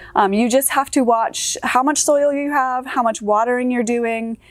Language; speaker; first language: English; native; English